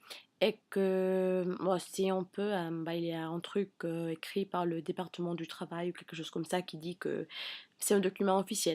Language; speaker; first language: French; non-native, fluent; English